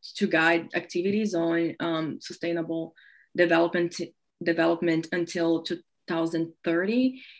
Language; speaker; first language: English; non-native, fluent; Portuguese